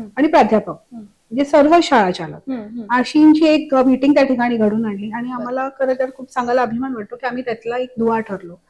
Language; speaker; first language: Marathi; native; Marathi